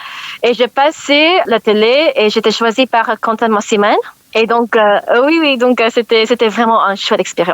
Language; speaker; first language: French; non-native, learner; English